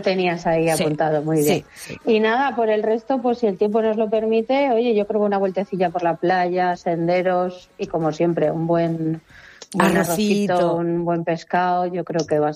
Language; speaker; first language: Spanish; native; Spanish